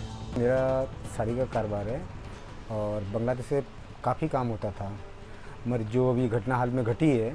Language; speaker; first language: Hindi; native; Hindi